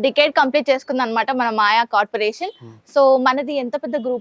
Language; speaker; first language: Telugu; native; Telugu